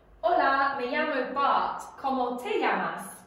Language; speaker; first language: Spanish; non-native, learner; English